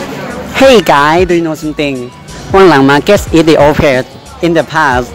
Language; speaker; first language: English; non-native, learner; Thai